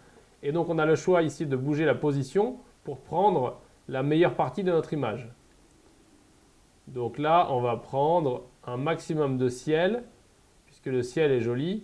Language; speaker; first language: French; native; French